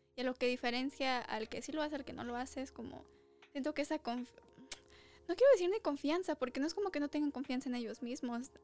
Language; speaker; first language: Spanish; early bilingual, other home language; English